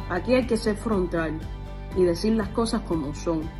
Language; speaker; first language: Spanish; early bilingual, heritage; Spanish